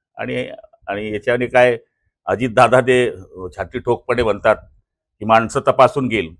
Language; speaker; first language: Marathi; native; Marathi